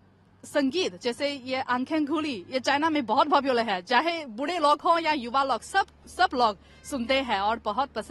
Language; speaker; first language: Hindi; non-native, fluent; Chinese